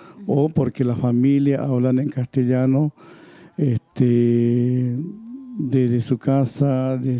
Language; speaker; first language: Spanish; non-native, local second language; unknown